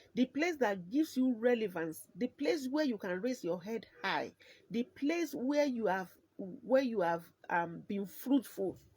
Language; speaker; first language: English; non-native, local second language; Yoruba